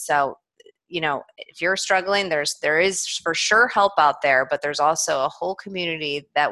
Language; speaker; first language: English; native; English